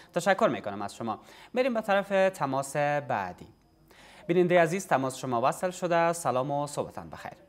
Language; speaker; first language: Persian; native; Persian